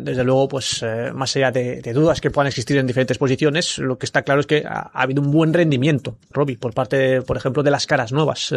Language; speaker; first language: Spanish; native; Spanish